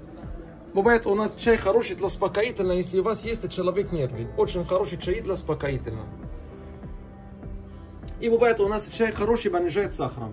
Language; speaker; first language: Russian; non-native, learner; Arabic